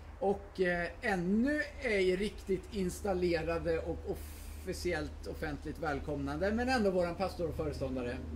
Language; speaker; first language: Swedish; native; Swedish